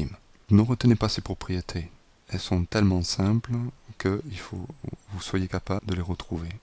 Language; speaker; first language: French; native; French